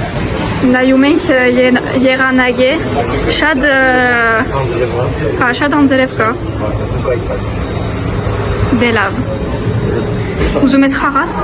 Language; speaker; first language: Armenian; early bilingual, heritage; Armenian